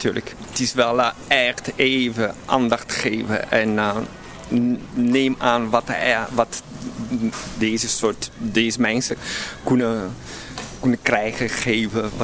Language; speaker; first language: Dutch; non-native, fluent; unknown